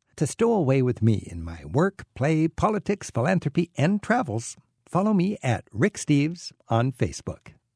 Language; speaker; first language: English; native; English